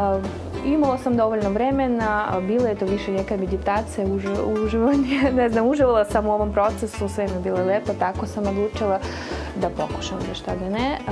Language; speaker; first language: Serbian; non-native, fluent; Russian